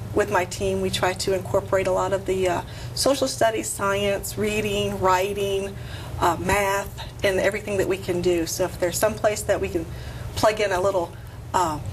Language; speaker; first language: English; native; English